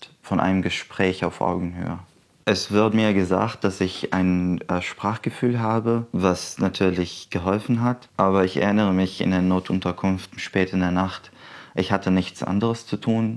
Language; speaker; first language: German; non-native, fluent; Arabic